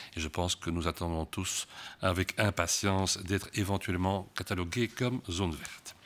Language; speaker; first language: French; native; French